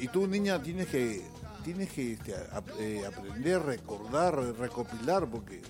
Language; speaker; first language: Spanish; native; Spanish